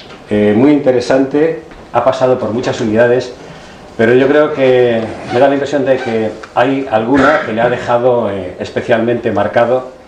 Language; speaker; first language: Spanish; native; Spanish